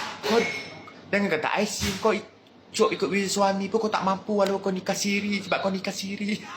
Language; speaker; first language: Malay; native; Malay